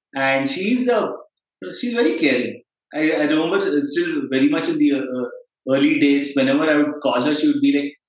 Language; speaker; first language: English; non-native, local second language; Kannada